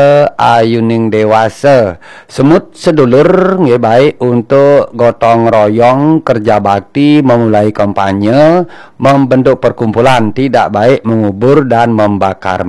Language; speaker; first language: Indonesian; non-native, local second language; Balinese